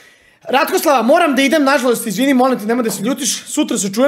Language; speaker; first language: Bosnian; native; Bosnian